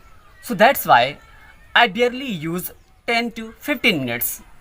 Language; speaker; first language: English; non-native, learner; Hindi